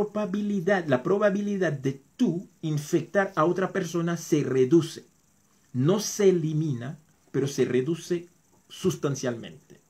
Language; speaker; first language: Spanish; non-native, fluent; Haitian Creole